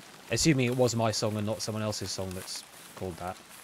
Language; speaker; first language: English; native; English